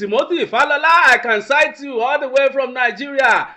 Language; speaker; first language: English; non-native, local second language; Yoruba